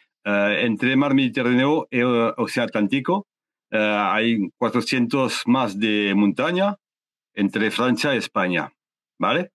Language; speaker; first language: Spanish; non-native, learner; French